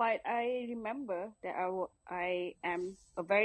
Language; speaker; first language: English; non-native, local second language; Malay